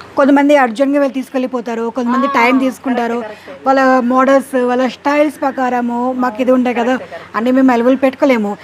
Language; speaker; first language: Telugu; non-native, local second language; Urdu